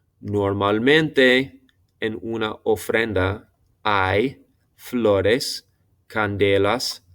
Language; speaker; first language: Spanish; non-native, fluent; English